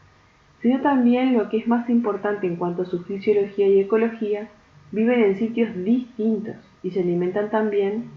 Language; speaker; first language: Spanish; native; Spanish